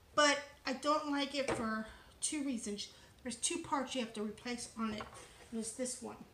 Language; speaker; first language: English; native; English